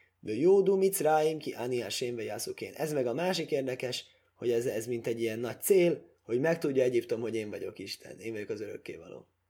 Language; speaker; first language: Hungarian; early bilingual, heritage; Hungarian